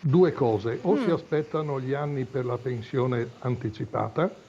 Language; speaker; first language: Italian; native; Italian